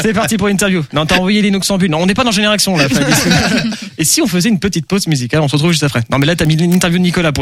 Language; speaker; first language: French; native; French